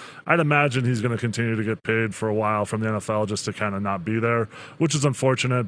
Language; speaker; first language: English; native; English